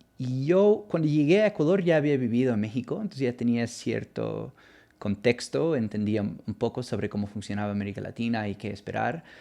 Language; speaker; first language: Spanish; non-native, fluent; English